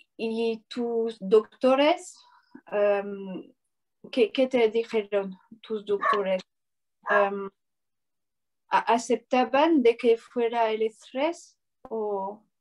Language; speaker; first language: Spanish; non-native, learner; French